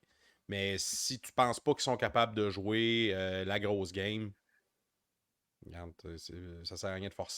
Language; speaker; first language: French; native; French